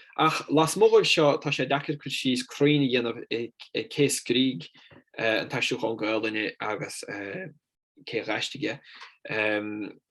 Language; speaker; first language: Irish; non-native, fluent; Italian